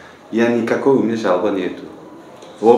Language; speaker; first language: Russian; non-native, local second language; Uzbek